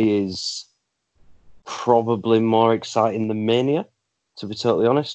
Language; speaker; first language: English; native; English